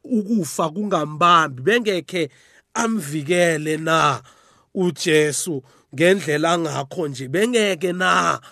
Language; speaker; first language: Zulu; non-native, local second language; South Ndebele